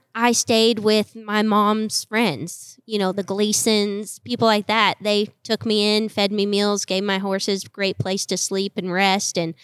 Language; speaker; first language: English; native; English